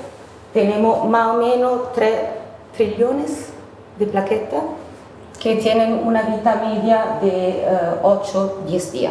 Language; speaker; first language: Spanish; non-native, fluent; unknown